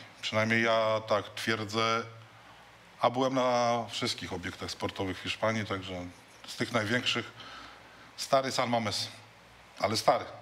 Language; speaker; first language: Polish; native; Polish